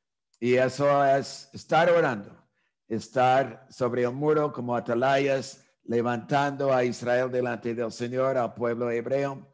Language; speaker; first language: Spanish; non-native, fluent; English